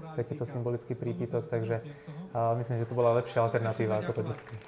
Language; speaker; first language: Slovak; native; Slovak